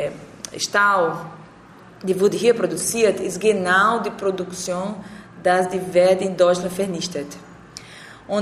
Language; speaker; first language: German; non-native, learner; Portuguese